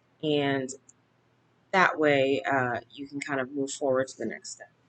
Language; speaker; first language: English; native; English